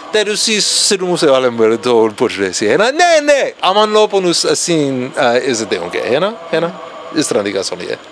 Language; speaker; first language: Punjabi; non-native, fluent; English